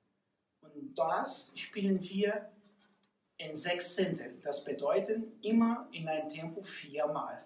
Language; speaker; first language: German; non-native, learner; Portuguese